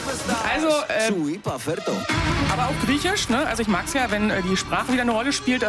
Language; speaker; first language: German; native; German